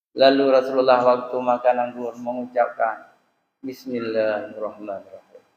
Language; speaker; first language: Malay; non-native, local second language; Achinese